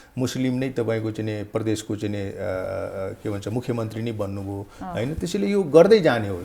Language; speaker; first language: Nepali; non-native, local second language; Maithili